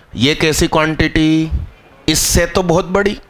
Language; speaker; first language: Hindi; non-native, local second language; Gujarati